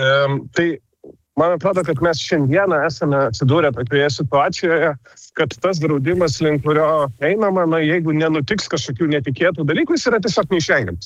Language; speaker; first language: Lithuanian; native; Lithuanian